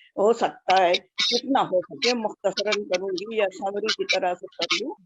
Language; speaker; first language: Urdu; native; Urdu